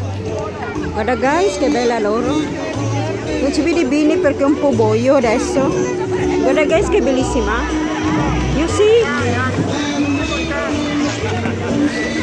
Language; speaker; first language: Italian; non-native, learner; Filipino